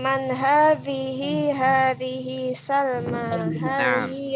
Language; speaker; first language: Arabic; non-native, learner; Indonesian